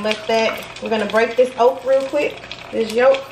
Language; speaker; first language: English; native; English